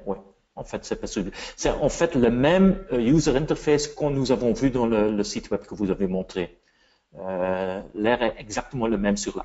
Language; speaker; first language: French; non-native, fluent; Dutch